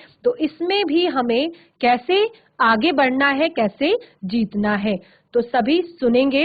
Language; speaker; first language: Hindi; native; Hindi